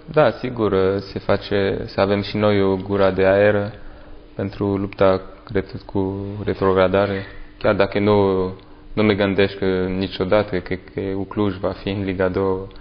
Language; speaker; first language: Romanian; non-native, learner; French